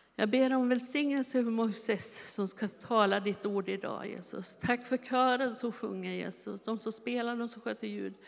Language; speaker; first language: Swedish; native; Swedish